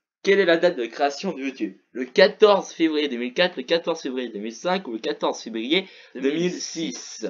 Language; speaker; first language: French; native; French